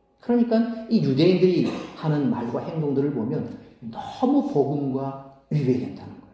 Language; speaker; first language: Korean; native; Korean